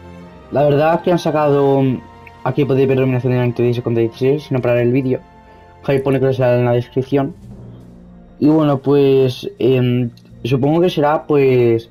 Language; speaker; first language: Spanish; native; Spanish